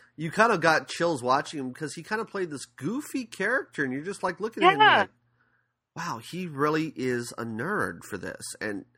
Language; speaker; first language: English; native; English